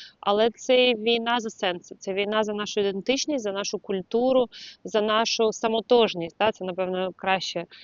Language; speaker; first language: Ukrainian; non-native, local second language; Russian